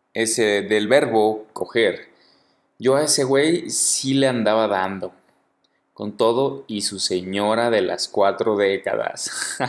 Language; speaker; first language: Spanish; native; Spanish